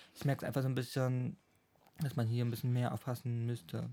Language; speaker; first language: German; native; German